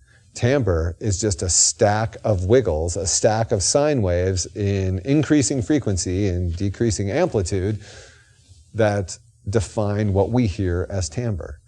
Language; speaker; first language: English; native; English